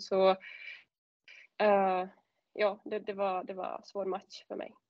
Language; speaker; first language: Swedish; non-native, fluent; Czech